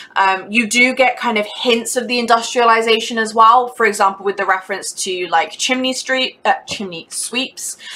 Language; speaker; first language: English; native; English